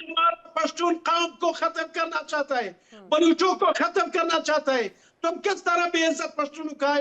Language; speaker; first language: Hindi; non-native, fluent; Pashto